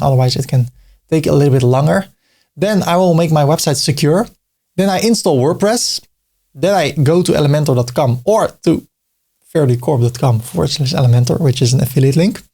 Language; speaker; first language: English; non-native, fluent; Dutch